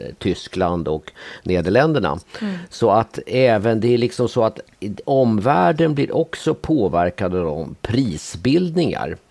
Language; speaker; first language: Swedish; native; Swedish